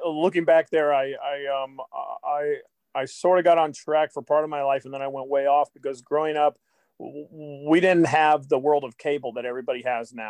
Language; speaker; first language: English; native; English